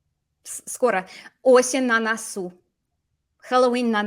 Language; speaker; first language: Russian; non-native, fluent; English